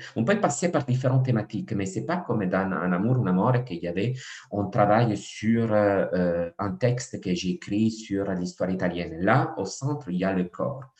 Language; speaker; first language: French; non-native, fluent; Italian